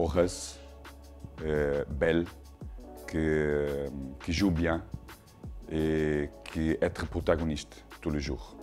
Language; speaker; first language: French; non-native, learner; Portuguese